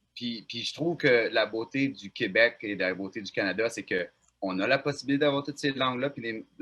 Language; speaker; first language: French; non-native, local second language; English